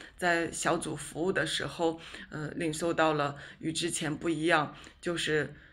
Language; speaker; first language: Chinese; native; Chinese